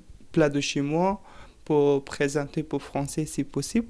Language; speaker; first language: French; non-native, learner; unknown